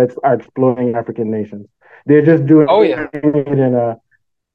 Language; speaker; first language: English; non-native, local second language; Yoruba